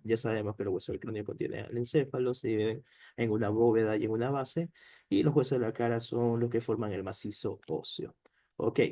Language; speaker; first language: Spanish; native; Spanish